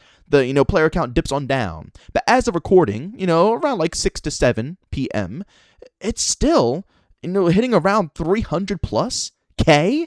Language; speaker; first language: English; native; English